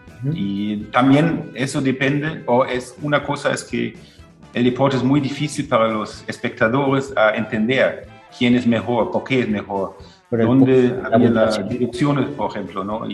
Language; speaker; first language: Spanish; non-native, fluent; German